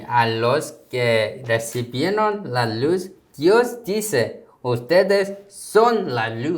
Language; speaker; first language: Spanish; non-native, fluent; Korean